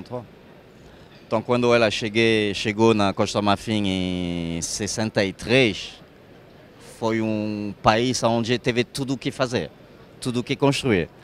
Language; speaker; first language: Portuguese; non-native, fluent; French